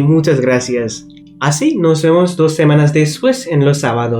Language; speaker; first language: Spanish; non-native, learner; Bangla